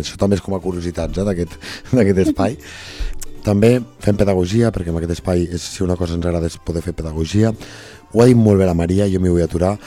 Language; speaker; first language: Catalan; native; Catalan